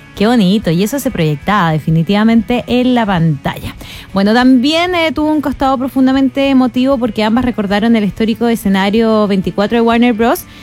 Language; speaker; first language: Spanish; native; Spanish